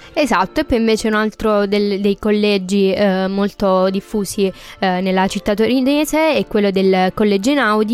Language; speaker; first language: Italian; native; Italian